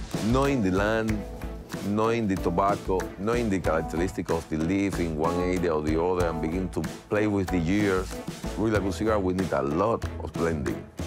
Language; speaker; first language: English; non-native, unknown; Spanish